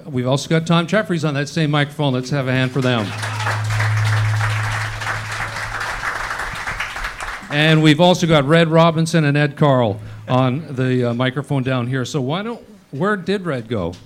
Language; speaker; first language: English; native; English